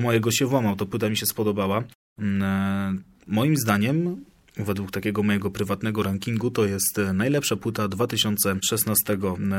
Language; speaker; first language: Polish; native; Polish